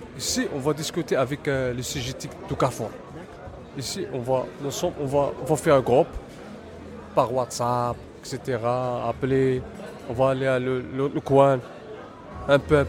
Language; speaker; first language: French; non-native, learner; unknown